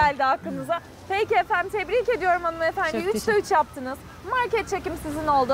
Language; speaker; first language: Turkish; native; Turkish